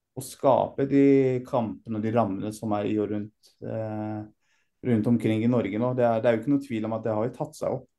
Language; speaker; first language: Norwegian; early bilingual, other home language; Persian